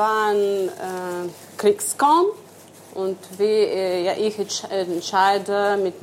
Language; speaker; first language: German; non-native, learner; Ukrainian